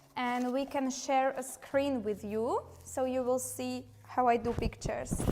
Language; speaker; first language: English; non-native, fluent; Slovak